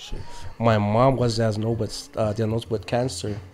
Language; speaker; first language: English; native; English